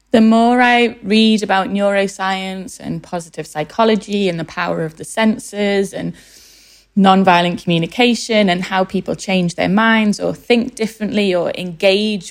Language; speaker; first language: English; native; English